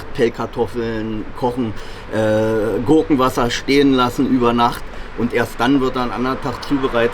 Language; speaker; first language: German; native; German